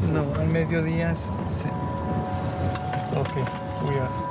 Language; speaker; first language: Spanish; non-native, fluent; French